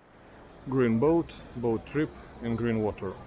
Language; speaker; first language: English; non-native, fluent; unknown